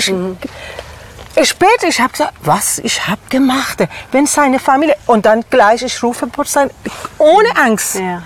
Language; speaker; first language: German; non-native, learner; Persian